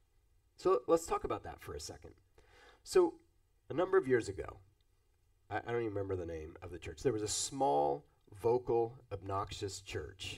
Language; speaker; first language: English; native; English